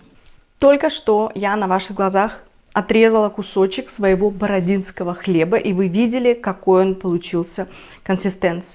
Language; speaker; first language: Russian; native; Russian